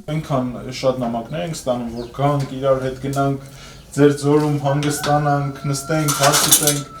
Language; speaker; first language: Armenian; native; Armenian